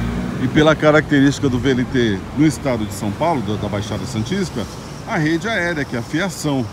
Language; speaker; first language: Portuguese; native; Portuguese